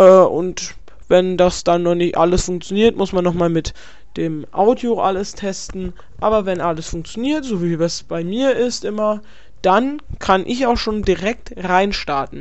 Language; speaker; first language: German; native; German